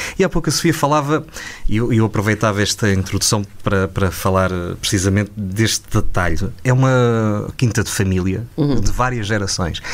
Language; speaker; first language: Portuguese; native; Portuguese